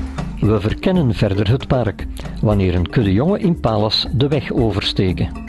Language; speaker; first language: Dutch; native; Dutch